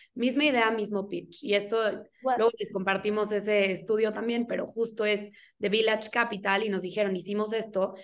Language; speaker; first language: Spanish; native; Spanish